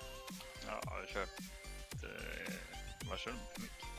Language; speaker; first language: Swedish; native; Swedish